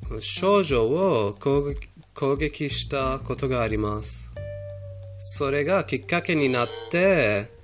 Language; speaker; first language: Japanese; non-native, fluent; Persian